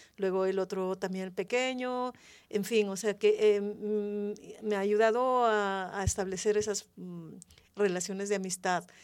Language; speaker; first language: Spanish; native; Spanish